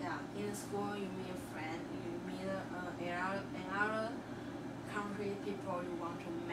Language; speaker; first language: English; non-native, learner; Chinese